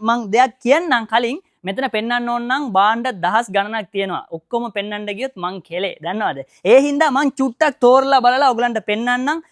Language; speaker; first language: Sinhala; non-native, local second language; Tamil